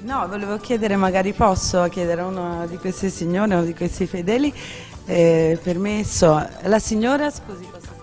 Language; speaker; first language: Italian; native; Italian